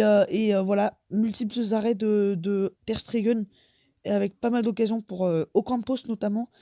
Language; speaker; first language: French; native; French